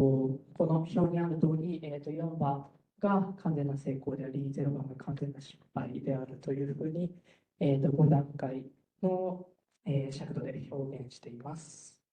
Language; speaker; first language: Japanese; native; Japanese